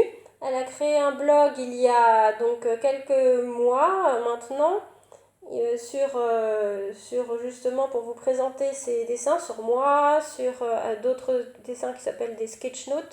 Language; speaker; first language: French; native; French